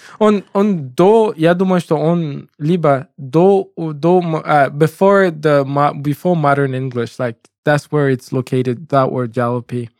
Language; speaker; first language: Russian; non-native, learner; English